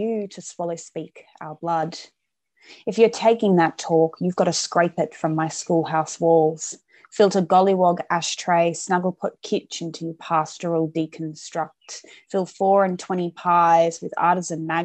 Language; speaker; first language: English; native; English